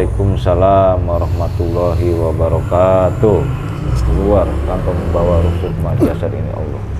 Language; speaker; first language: Indonesian; native; Indonesian